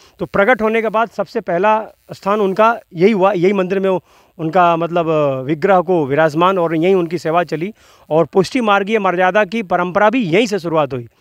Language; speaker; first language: Hindi; native; Hindi